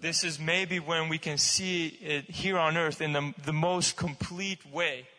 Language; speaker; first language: English; non-native, fluent; Hungarian